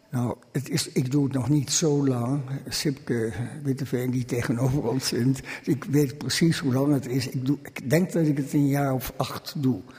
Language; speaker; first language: Dutch; early bilingual, other home language; German